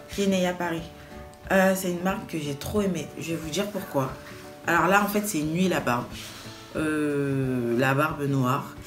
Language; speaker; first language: French; native; French